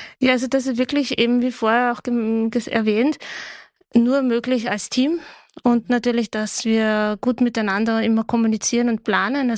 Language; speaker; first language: German; native; German